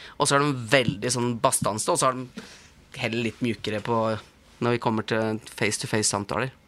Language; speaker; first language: Norwegian; native; Norwegian